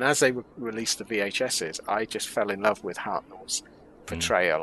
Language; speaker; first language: English; native; English